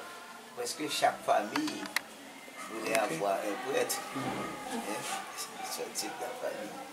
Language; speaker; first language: French; non-native, local second language; Haitian Creole